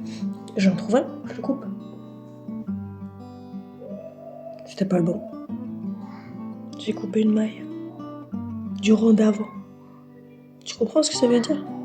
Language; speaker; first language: French; native; French